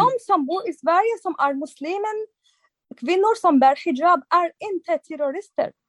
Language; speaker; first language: Swedish; non-native, fluent; Arabic